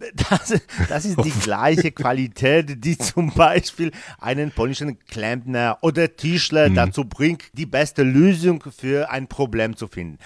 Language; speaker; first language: German; non-native, fluent; Polish